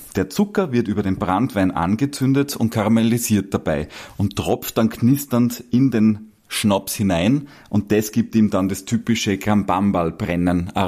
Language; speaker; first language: German; native; German